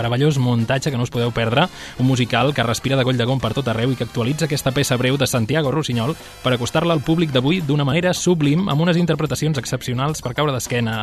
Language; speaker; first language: Catalan; native; Catalan